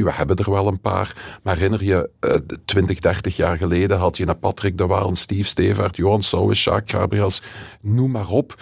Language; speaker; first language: Dutch; native; Dutch